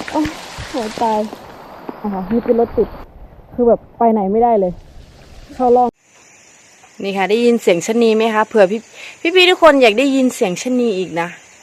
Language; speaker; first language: Thai; non-native, local second language; S'gaw Karen